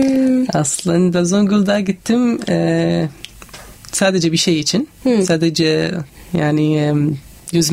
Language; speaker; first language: Turkish; non-native, fluent; Arabic